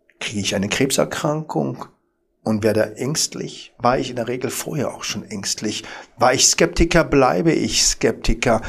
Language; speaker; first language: German; early bilingual, other home language; Arabic